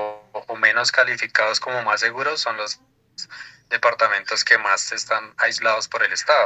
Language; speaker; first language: Spanish; native; Spanish